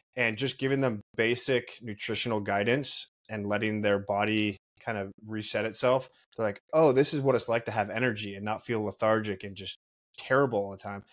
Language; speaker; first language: English; native; English